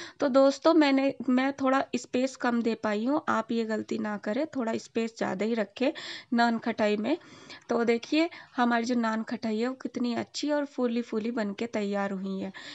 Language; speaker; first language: Hindi; native; Hindi